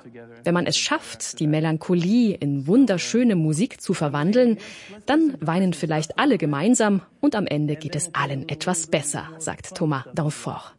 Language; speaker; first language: German; native; German